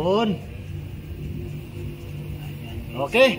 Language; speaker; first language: Filipino; non-native, local second language; Cebuano